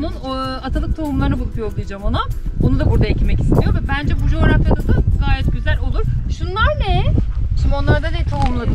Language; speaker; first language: Turkish; native; Turkish